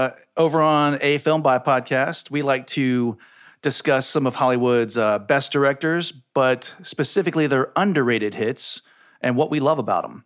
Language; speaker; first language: English; native; English